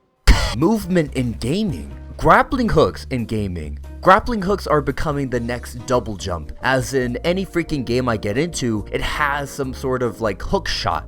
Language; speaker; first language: English; native; English